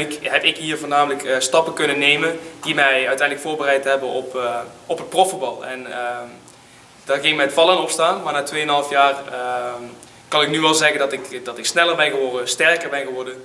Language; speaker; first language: Dutch; native; Dutch